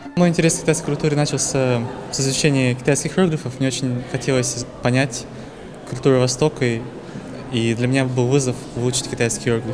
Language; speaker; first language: Russian; native; Russian